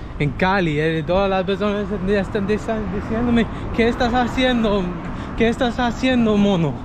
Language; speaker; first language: Spanish; non-native, learner; English